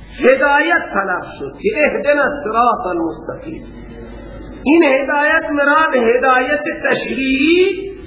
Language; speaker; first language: Persian; native; Persian